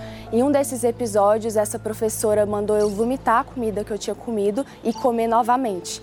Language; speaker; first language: Portuguese; early bilingual, other home language; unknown